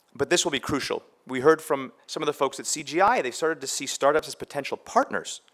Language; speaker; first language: English; native; English